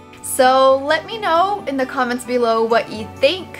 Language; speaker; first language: English; early bilingual, other home language; Portuguese